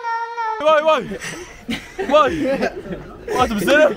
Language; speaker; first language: Hebrew; non-native, fluent; Korean